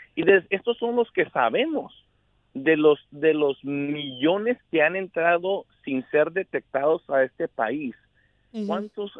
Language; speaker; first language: Spanish; early bilingual, heritage; Spanish